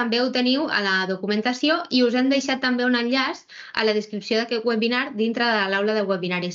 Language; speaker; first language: Catalan; native; Catalan